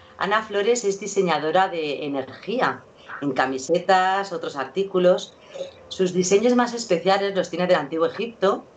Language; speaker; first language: Spanish; native; Spanish